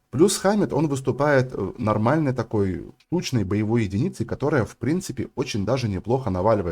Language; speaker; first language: Russian; native; Russian